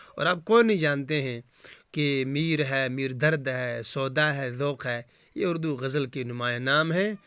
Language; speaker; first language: Urdu; native; Urdu